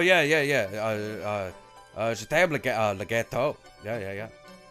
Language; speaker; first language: French; non-native, learner; English